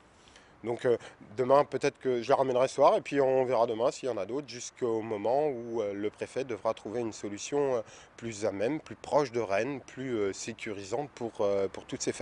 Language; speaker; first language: French; native; French